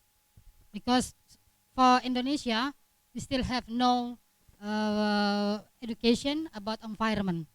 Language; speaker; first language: English; non-native, learner; Indonesian